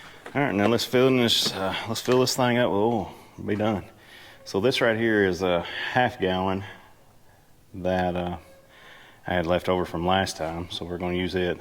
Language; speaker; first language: English; native; English